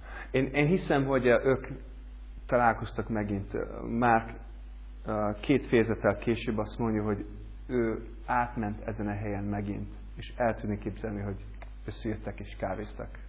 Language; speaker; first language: Hungarian; non-native, learner; English